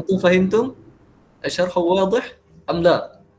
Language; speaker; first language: Arabic; non-native, fluent; Malay